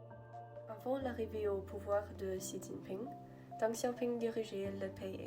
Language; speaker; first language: French; non-native, learner; German